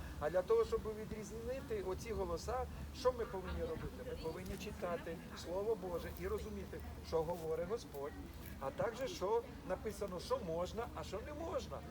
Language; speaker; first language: Ukrainian; native; Ukrainian